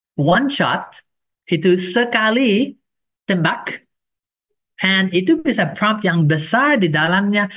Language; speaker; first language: Indonesian; non-native, fluent; English